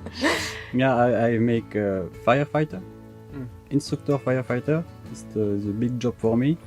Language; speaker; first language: English; non-native, learner; French